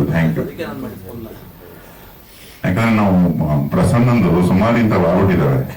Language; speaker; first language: Kannada; native; Kannada